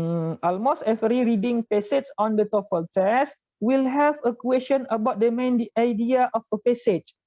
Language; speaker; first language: English; non-native, fluent; Indonesian